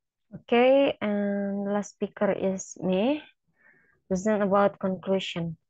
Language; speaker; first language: English; non-native, learner; Indonesian